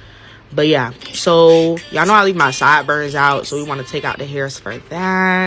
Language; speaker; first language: English; native; English